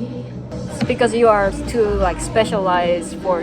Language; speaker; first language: English; non-native, learner; Korean